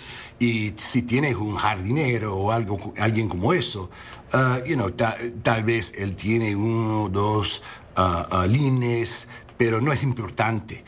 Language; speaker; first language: Spanish; non-native, learner; English